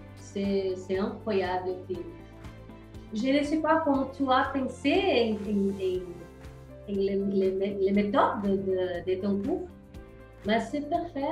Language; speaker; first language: French; non-native, learner; Portuguese